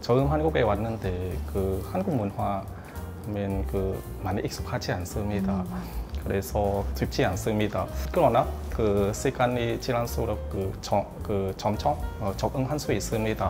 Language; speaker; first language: Korean; non-native, learner; Vietnamese